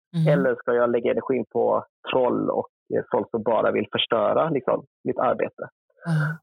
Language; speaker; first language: Swedish; early bilingual, other home language; Vietnamese